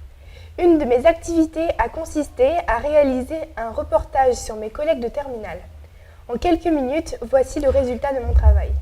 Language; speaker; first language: French; native; French